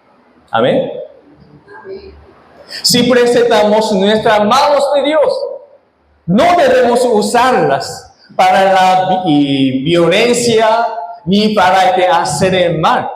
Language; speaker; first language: Spanish; non-native, fluent; Korean